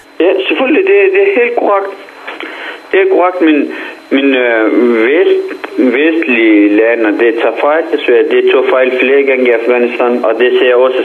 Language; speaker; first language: Danish; non-native, fluent; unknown